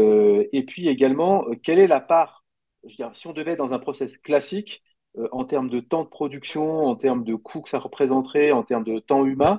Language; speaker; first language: French; native; French